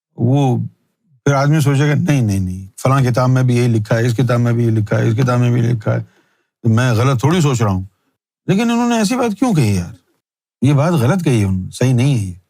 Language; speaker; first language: Urdu; native; Urdu